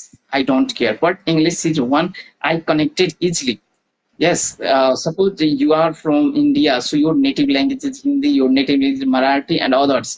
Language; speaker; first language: English; non-native, learner; Maithili